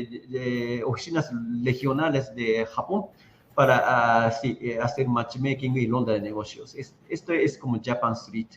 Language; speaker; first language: Spanish; non-native, fluent; Japanese